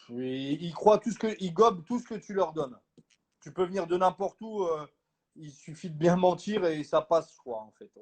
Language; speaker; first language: French; native; French